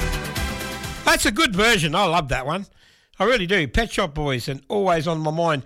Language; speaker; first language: English; native; English